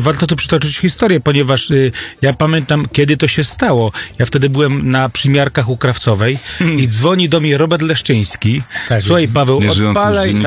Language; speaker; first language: Polish; native; Polish